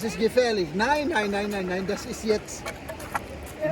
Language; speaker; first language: German; native; German